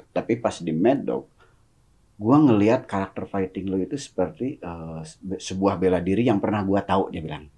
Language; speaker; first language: Indonesian; non-native, local second language; Sundanese